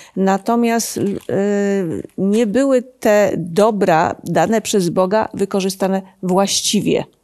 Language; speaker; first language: Polish; native; Polish